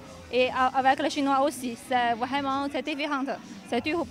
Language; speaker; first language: French; non-native, learner; Chinese